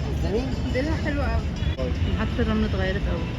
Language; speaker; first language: Arabic; native; Arabic